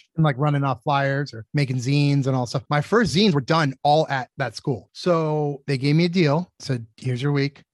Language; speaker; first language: English; native; English